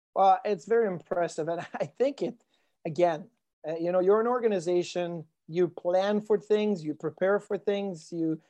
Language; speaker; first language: English; native; English